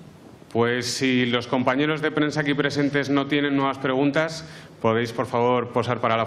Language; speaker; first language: Spanish; native; Spanish